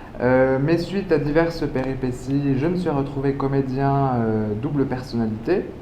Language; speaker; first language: French; native; French